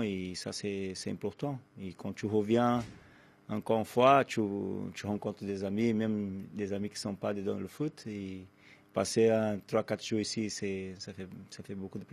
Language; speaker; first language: French; non-native, fluent; Portuguese